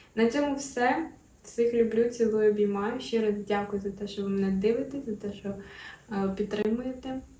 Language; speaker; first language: Ukrainian; native; Ukrainian